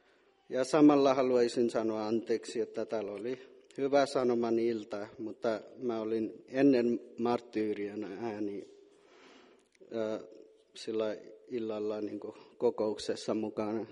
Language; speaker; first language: Finnish; non-native, fluent; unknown